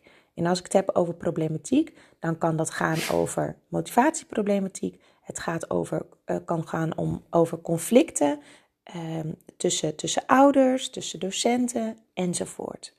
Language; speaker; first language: Dutch; native; Dutch